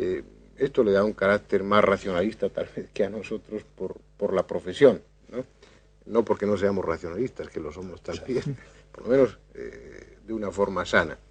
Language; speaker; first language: Spanish; native; Spanish